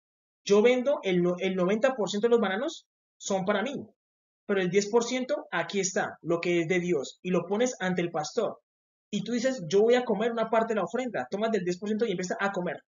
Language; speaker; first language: Spanish; native; Spanish